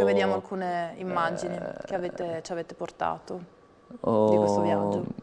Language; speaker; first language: Italian; native; Italian